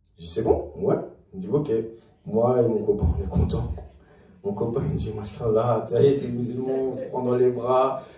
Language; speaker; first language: French; early bilingual, other home language; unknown